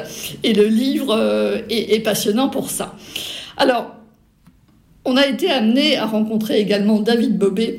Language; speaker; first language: French; native; French